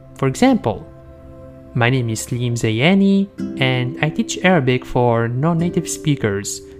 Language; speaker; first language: English; non-native, fluent; Arabic